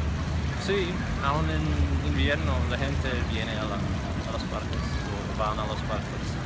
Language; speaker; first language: Spanish; non-native, fluent; English